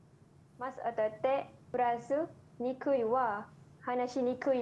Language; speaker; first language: Japanese; non-native, learner; Malay